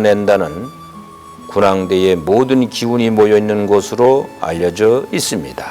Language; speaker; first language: Korean; native; Korean